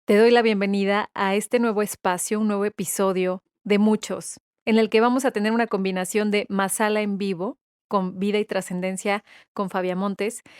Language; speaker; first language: Spanish; native; Spanish